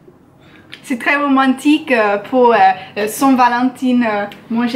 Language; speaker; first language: French; non-native, learner; English